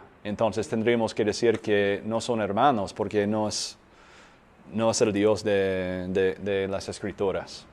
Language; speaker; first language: Spanish; non-native, fluent; English